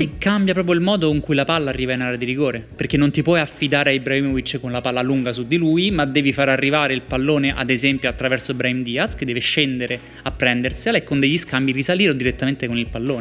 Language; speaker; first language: Italian; native; Italian